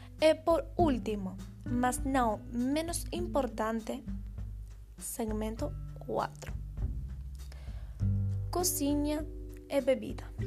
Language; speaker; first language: Spanish; non-native, learner; Portuguese